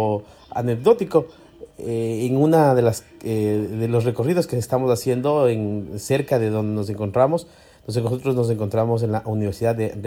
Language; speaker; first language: Spanish; native; Spanish